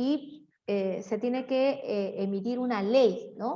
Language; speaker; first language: Spanish; native; Spanish